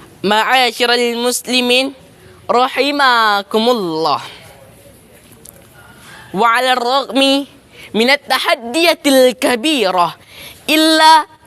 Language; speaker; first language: Arabic; non-native, learner; Indonesian